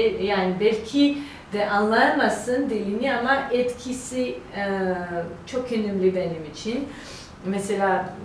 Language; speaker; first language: Turkish; non-native, learner; Georgian